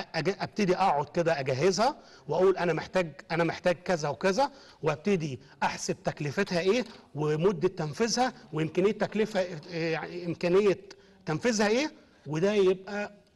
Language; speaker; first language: Arabic; native; Arabic